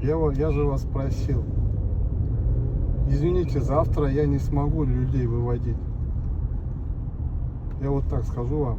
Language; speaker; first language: Russian; non-native, local second language; Kyrgyz